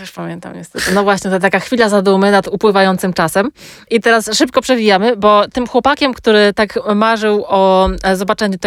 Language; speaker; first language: Polish; native; Polish